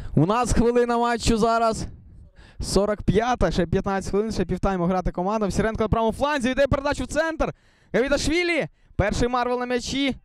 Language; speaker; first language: Ukrainian; non-native, local second language; Russian